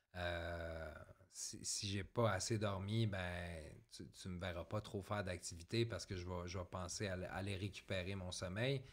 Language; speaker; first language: French; native; French